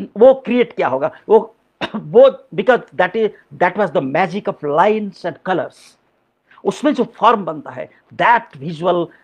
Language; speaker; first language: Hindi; non-native, local second language; Odia